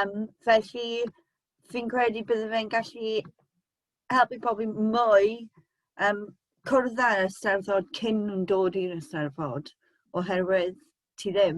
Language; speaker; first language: Welsh; non-native, local second language; English